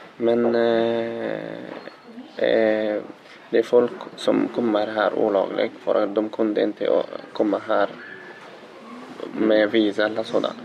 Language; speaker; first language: Swedish; non-native, learner; Arabic